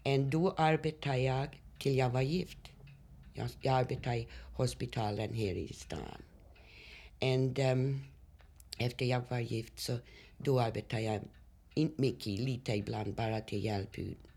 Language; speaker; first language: Swedish; early bilingual, heritage; Swedish